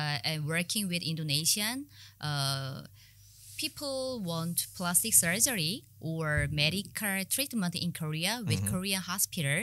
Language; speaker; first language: English; non-native, learner; Korean